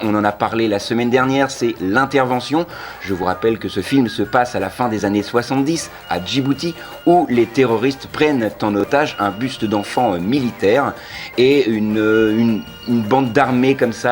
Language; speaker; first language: French; native; French